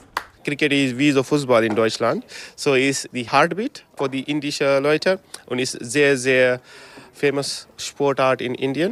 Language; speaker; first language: German; non-native, learner; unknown